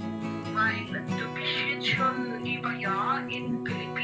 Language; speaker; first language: German; non-native, fluent; Filipino